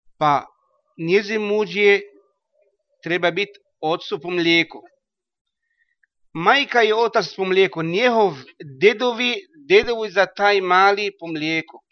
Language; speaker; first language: Croatian; non-native, learner; Arabic